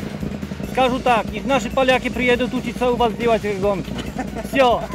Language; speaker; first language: Russian; non-native, learner; Polish